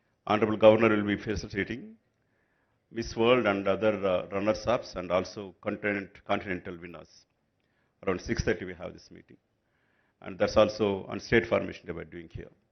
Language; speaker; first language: English; non-native, local second language; Telugu